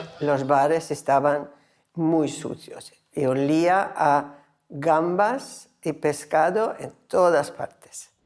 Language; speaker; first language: Spanish; non-native, fluent; Swedish